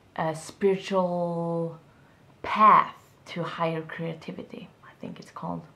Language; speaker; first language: English; non-native, fluent; Swedish